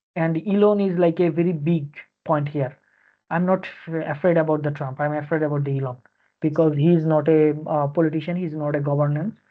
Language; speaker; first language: English; non-native, local second language; Bangla